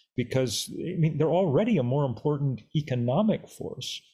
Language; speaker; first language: English; native; English